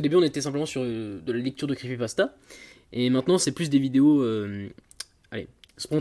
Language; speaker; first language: French; native; French